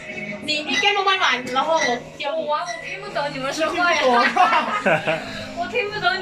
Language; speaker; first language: Chinese; non-native, learner; Lao